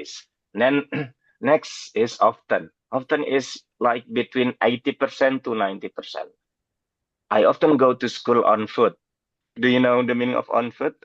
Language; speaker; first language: English; non-native, fluent; Indonesian